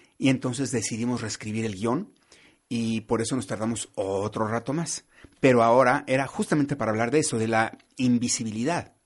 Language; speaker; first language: Spanish; native; Spanish